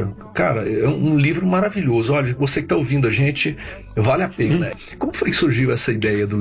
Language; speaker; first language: Portuguese; native; Portuguese